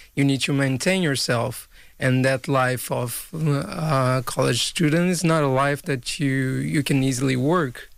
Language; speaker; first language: English; non-native, fluent; Portuguese